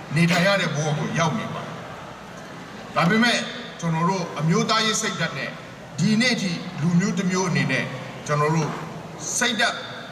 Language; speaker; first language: Burmese; non-native, local second language; Hakha Chin